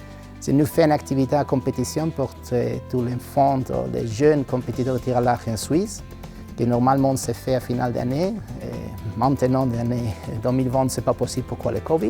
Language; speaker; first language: French; non-native, learner; Spanish